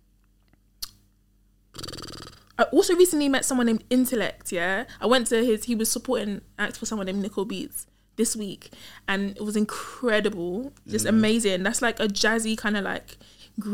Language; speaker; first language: English; native; English